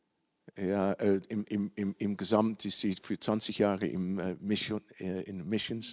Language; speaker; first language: German; non-native, learner; Dutch